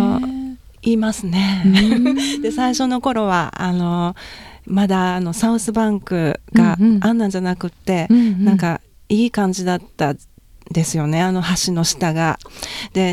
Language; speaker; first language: Japanese; native; Japanese